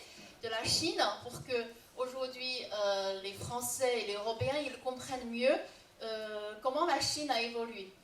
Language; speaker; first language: French; non-native, fluent; Chinese